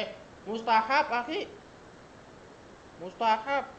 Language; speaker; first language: Arabic; non-native, learner; Indonesian